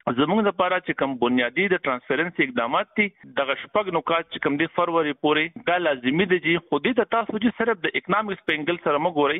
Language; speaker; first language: Pashto; native; Pashto